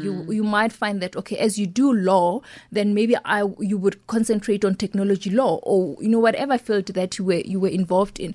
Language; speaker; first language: English; non-native, local second language; Northern Sotho